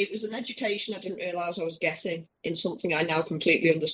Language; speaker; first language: English; native; English